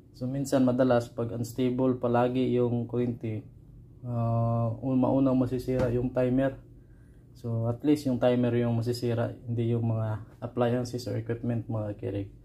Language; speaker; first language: Filipino; non-native, local second language; Cebuano